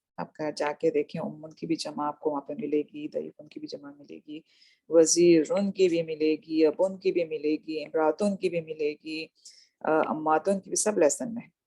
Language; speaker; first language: Urdu; native; Urdu